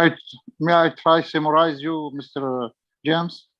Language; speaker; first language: English; non-native, learner; Arabic